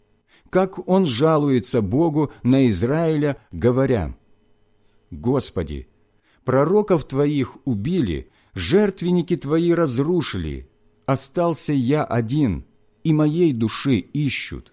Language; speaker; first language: Russian; native; Russian